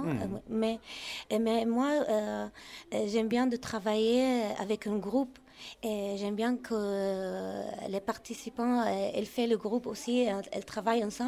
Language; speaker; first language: French; non-native, learner; Arabic